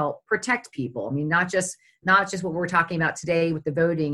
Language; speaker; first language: English; native; English